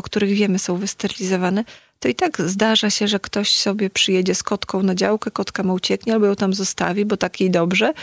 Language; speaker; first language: Polish; native; Polish